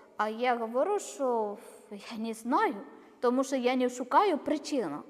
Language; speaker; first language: Ukrainian; non-native, learner; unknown